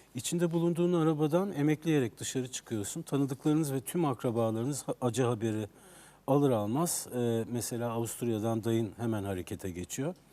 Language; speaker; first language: Turkish; native; Turkish